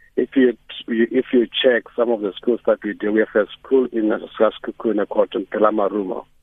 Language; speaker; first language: English; non-native, local second language; Northern Sotho